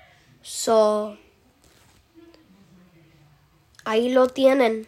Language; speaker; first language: Spanish; early bilingual, heritage; Spanish